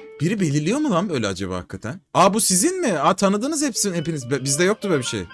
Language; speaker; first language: Turkish; native; Turkish